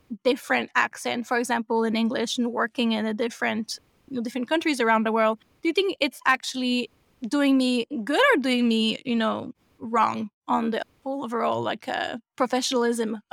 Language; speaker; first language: English; non-native, fluent; French